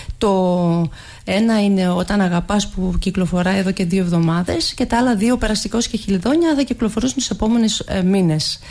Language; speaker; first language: Greek; early bilingual, heritage; Greek